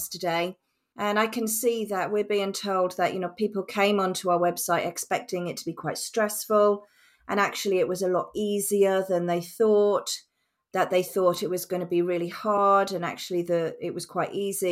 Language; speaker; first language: English; native; English